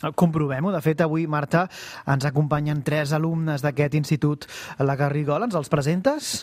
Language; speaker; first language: Catalan; native; Catalan